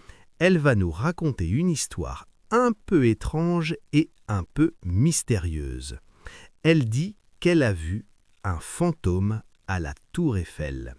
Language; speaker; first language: French; native; French